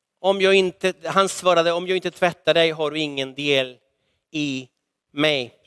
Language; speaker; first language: Swedish; non-native, fluent; Spanish